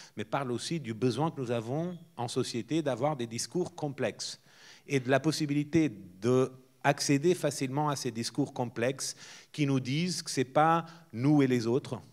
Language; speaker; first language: French; non-native, fluent; Portuguese